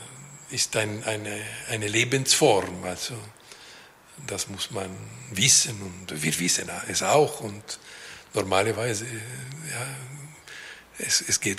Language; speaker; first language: German; non-native, local second language; French